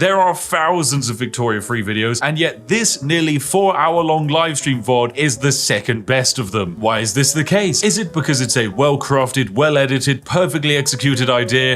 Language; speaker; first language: English; native; English